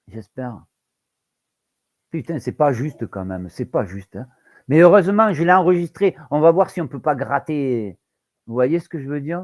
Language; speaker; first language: French; native; French